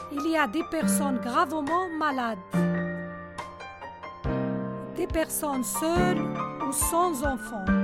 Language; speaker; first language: French; non-native, learner; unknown